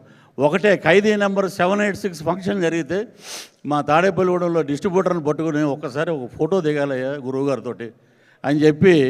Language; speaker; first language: Telugu; native; Telugu